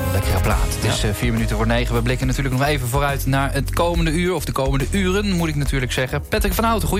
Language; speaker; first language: Dutch; native; Dutch